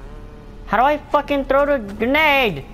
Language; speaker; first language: English; native; English